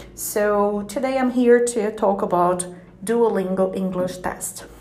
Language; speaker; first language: English; non-native, fluent; Portuguese